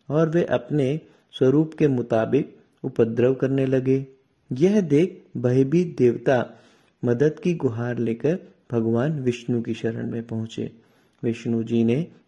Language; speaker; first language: Hindi; native; Hindi